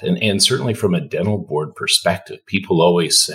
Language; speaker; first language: English; native; English